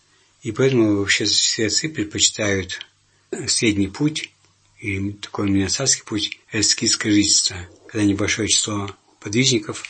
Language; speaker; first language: Russian; native; Russian